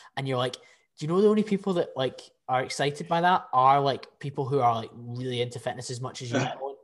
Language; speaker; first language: English; native; English